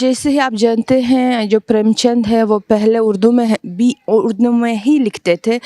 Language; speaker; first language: Hindi; non-native, fluent; Uzbek